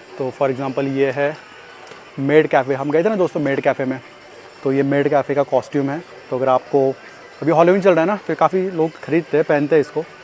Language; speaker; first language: Hindi; native; Hindi